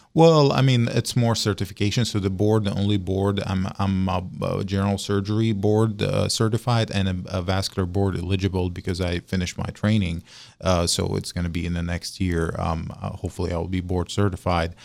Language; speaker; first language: English; non-native, fluent; Arabic